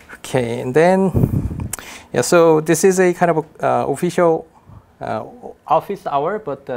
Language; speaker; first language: English; non-native, fluent; Korean